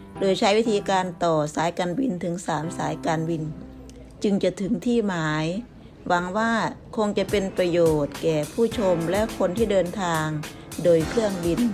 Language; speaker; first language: Thai; native; Thai